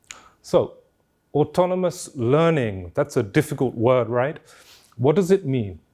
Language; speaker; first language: English; non-native, fluent; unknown